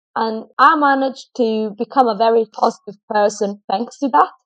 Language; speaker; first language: English; non-native, fluent; Italian